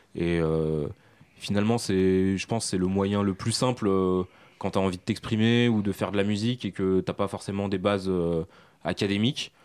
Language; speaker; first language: French; native; French